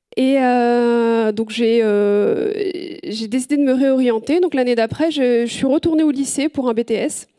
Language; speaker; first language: French; native; French